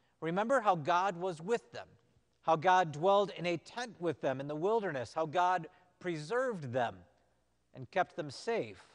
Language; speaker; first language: English; native; English